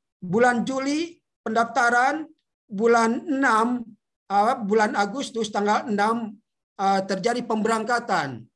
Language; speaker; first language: Indonesian; native; Indonesian